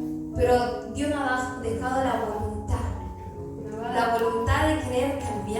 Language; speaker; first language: Spanish; native; Spanish